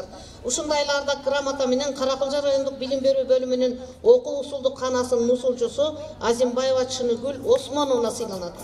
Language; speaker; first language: Kyrgyz; native; Kyrgyz